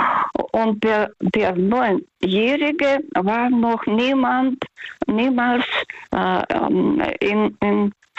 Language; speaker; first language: German; non-native, fluent; Russian